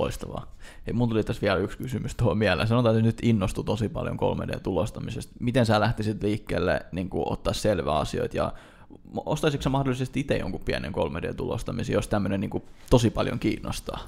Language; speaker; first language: Finnish; native; Finnish